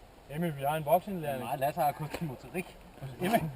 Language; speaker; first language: Danish; native; Danish